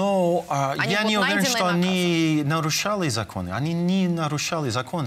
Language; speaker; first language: Russian; non-native, fluent; English